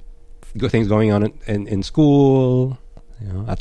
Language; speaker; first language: English; non-native, local second language; Filipino